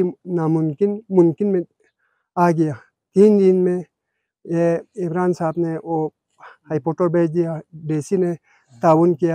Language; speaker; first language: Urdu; non-native, local second language; Balti